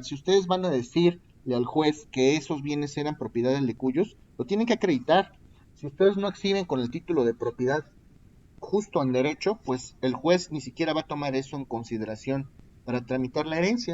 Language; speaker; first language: Spanish; native; Spanish